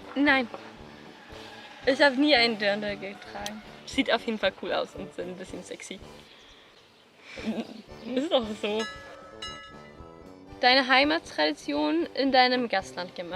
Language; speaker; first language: German; non-native, fluent; Swedish